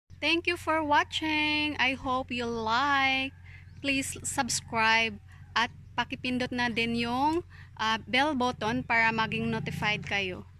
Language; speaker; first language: Filipino; non-native, local second language; Cebuano